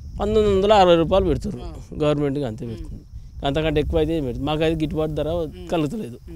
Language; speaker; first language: Telugu; native; Telugu